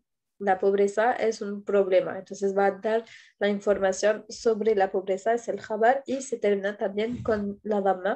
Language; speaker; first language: Spanish; non-native, fluent; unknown